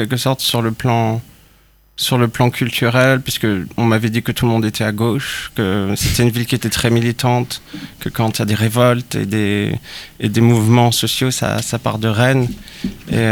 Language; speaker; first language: French; native; French